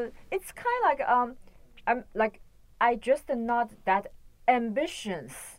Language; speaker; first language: English; non-native, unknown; Chinese